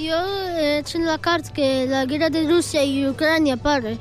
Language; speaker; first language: Catalan; non-native, local second language; Spanish